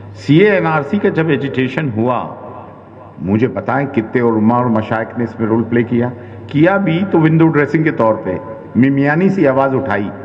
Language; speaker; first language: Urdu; native; Urdu